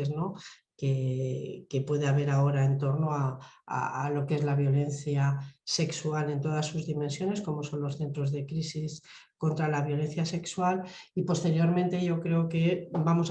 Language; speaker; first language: Spanish; native; Spanish